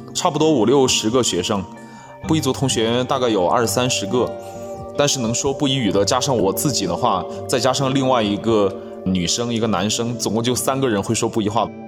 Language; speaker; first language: Chinese; non-native, local second language; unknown